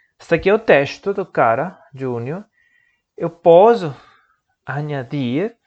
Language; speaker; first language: Portuguese; non-native, learner; Spanish